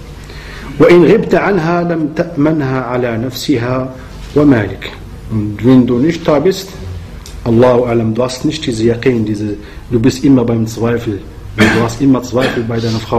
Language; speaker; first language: German; non-native, fluent; Arabic